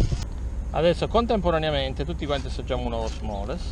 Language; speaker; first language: Italian; native; Italian